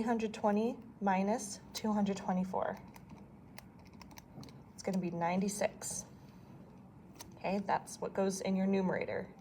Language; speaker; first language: English; native; English